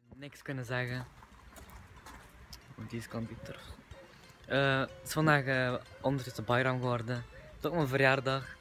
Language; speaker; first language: Dutch; early bilingual, heritage; Turkish